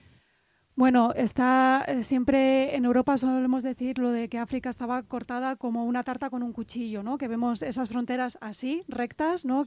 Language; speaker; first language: Spanish; native; Spanish